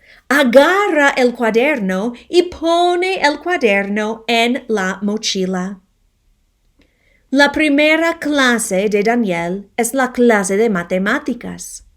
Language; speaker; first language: Spanish; non-native, fluent; English